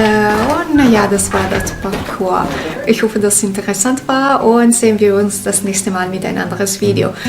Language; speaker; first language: German; non-native, fluent; Italian